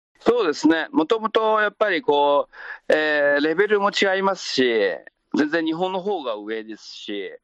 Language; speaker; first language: Japanese; non-native, fluent; Chinese